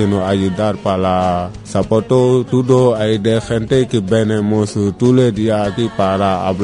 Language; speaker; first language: Spanish; non-native, learner; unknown